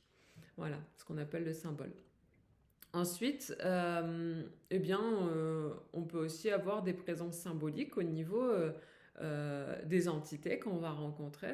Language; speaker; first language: French; native; French